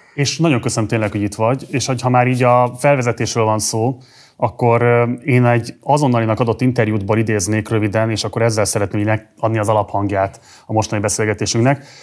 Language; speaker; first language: Hungarian; native; Hungarian